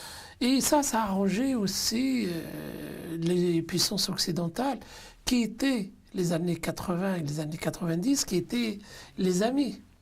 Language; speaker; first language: French; non-native, local second language; Arabic